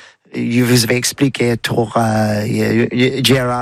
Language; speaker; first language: French; non-native, learner; English